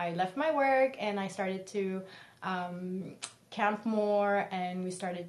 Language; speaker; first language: English; non-native, fluent; French